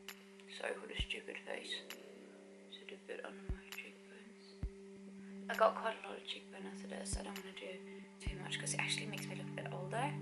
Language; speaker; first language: English; non-native, fluent; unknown